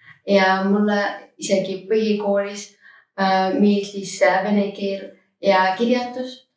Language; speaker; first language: Estonian; non-native, local second language; Russian